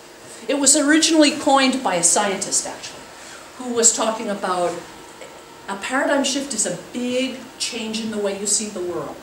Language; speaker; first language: English; native; English